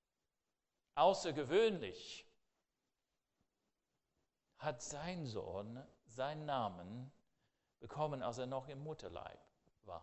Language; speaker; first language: German; non-native, fluent; English